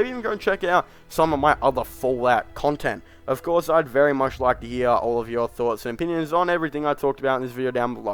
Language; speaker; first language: English; native; English